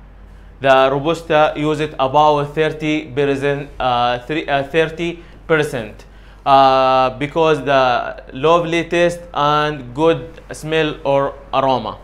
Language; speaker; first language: English; non-native, learner; Arabic